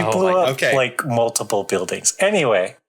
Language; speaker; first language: English; native; English